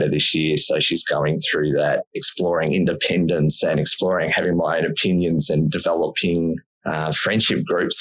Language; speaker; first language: English; native; English